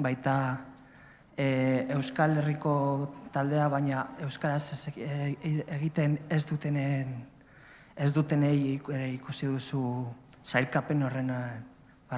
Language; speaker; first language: Basque; non-native, learner; Spanish